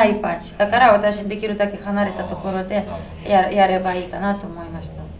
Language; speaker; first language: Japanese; non-native, fluent; Russian